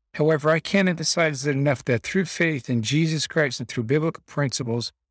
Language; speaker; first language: English; native; English